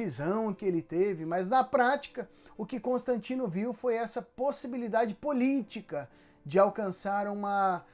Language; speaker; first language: Portuguese; native; Portuguese